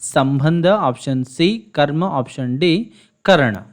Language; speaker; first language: Hindi; non-native, local second language; Kannada